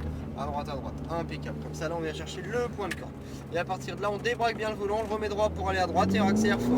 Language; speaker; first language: French; native; French